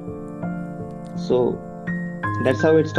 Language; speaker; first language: English; non-native, local second language; Bangla